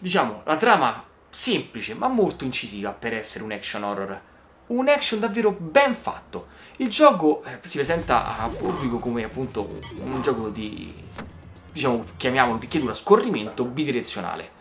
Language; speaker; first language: Italian; native; Italian